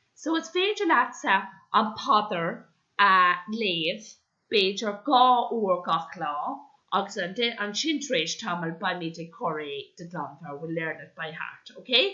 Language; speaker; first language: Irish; non-native, local second language; English